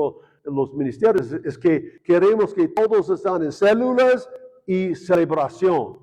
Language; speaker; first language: Spanish; non-native, fluent; English